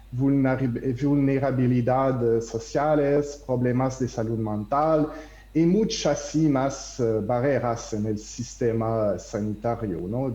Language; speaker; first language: Spanish; non-native, learner; French